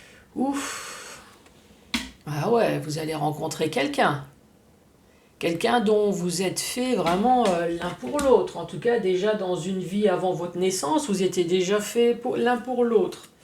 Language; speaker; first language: French; native; French